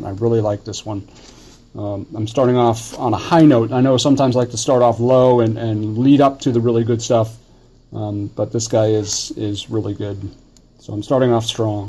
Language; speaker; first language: English; native; English